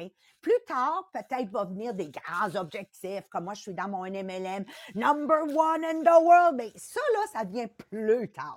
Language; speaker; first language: French; native; French